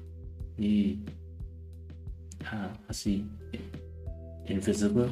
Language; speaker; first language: Spanish; non-native, learner; German